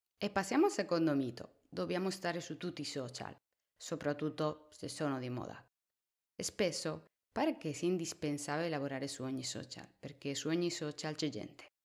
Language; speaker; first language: Italian; non-native, fluent; Spanish